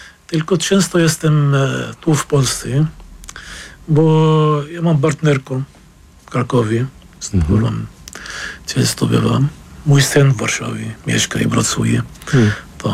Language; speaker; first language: Polish; non-native, fluent; Arabic